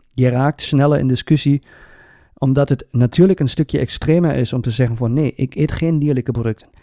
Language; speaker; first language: Dutch; native; Dutch